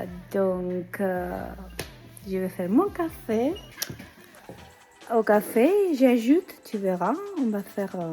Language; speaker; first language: French; non-native, fluent; Spanish